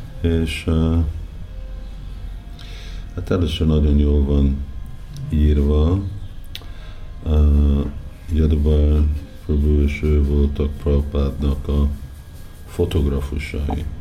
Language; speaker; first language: Hungarian; early bilingual, heritage; Hungarian